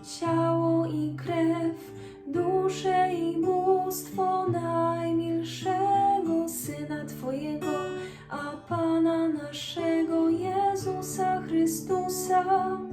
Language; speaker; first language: Polish; native; Polish